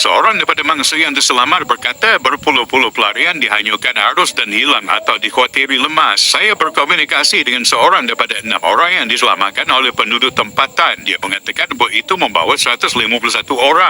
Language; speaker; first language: Malay; native; Malay